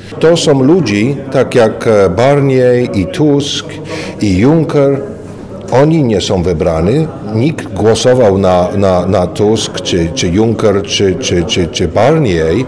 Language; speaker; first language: Polish; early bilingual, heritage; Polish